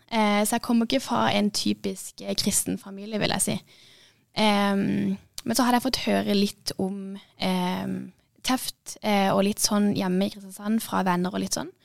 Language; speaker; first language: Norwegian; native; Norwegian